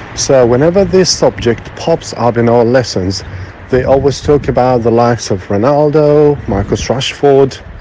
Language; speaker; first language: English; non-native, fluent; Arabic